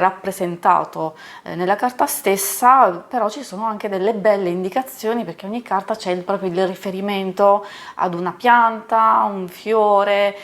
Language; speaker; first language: Italian; native; Italian